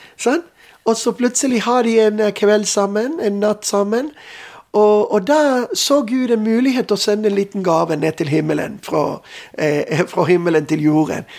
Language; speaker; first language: Norwegian; non-native, fluent; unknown